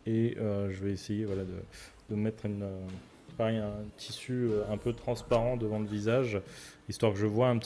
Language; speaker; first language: French; native; French